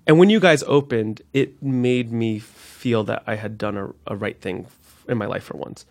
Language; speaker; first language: English; native; English